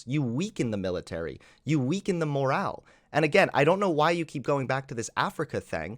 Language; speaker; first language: English; native; English